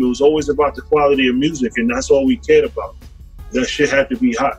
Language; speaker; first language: English; native; English